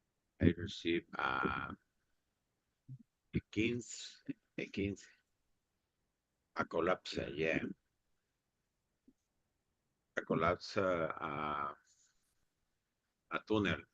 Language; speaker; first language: English; non-native, learner; Spanish